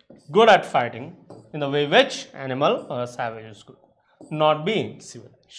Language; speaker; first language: English; non-native, local second language; Telugu